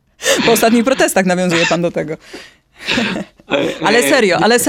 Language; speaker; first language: Polish; native; Polish